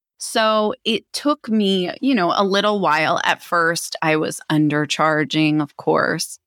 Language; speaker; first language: English; native; English